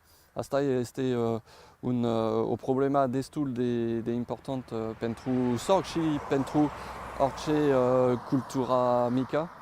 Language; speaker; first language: Romanian; non-native, fluent; French